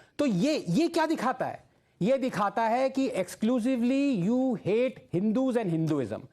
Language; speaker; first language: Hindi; non-native, local second language; Tamil